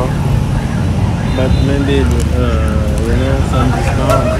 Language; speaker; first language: English; non-native, learner; Russian